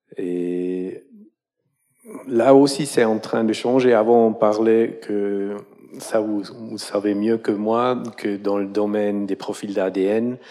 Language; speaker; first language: French; non-native, local second language; German